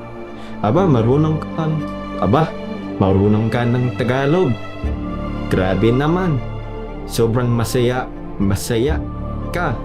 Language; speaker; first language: Filipino; non-native, learner; English